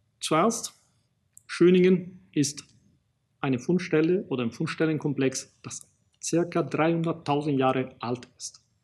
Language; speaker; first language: German; non-native, fluent; Italian